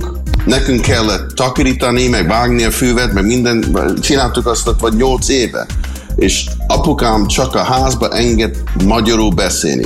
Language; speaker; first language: Hungarian; early bilingual, heritage; English